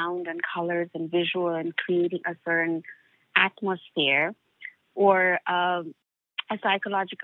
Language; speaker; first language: English; non-native, local second language; Bangla